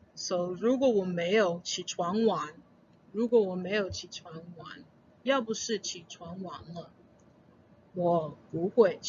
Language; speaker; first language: Chinese; non-native, fluent; English